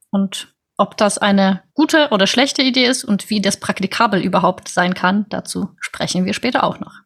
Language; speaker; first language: German; non-native, fluent; Polish